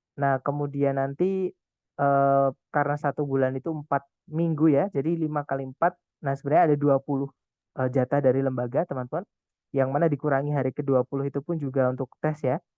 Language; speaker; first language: Indonesian; non-native, local second language; Javanese